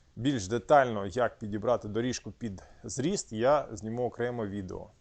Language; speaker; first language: Ukrainian; non-native, local second language; Russian